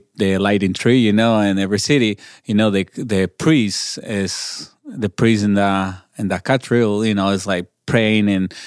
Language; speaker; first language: English; non-native, learner; Spanish